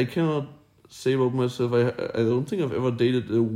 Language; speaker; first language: English; non-native, fluent; German